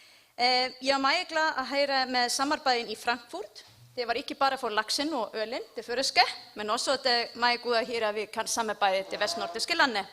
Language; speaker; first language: Danish; non-native, learner; Icelandic